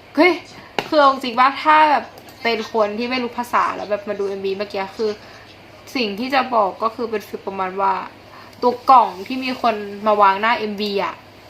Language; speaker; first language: Thai; native; Thai